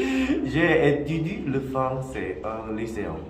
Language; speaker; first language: French; non-native, learner; Korean